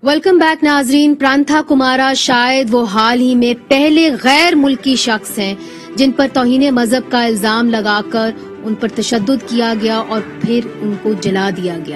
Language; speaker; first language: Urdu; native; Urdu